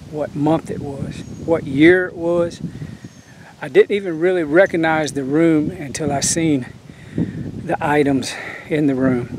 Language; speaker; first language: English; native; English